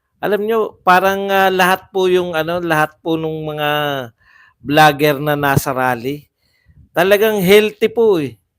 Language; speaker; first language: Filipino; native; Filipino